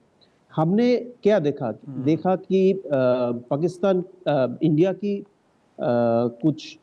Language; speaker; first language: Hindi; non-native, learner; Bangla